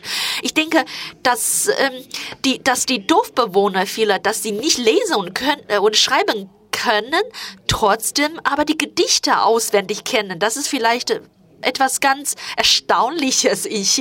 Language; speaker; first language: German; non-native, fluent; Chinese